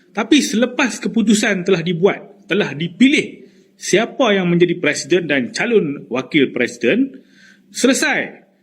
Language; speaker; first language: Malay; native; Malay